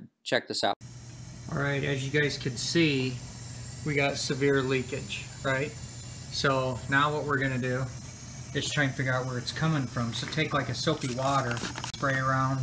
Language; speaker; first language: English; native; English